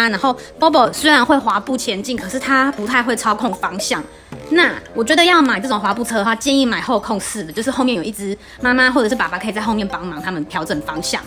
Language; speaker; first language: Chinese; native; Chinese